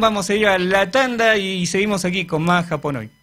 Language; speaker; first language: Spanish; native; Spanish